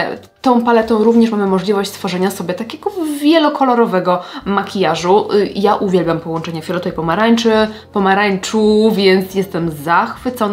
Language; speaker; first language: Polish; native; Polish